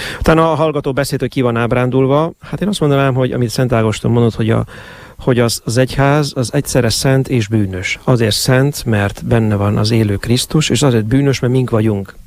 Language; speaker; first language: Hungarian; native; Hungarian